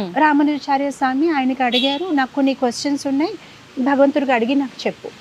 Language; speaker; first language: Telugu; non-native, fluent; Gujarati